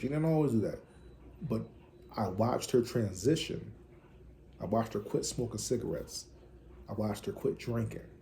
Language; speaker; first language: English; native; English